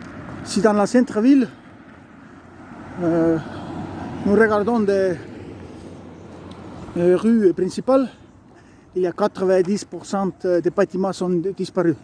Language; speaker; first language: French; non-native, learner; Estonian